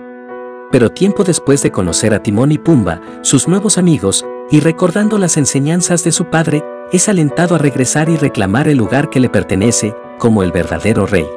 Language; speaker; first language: Spanish; native; Spanish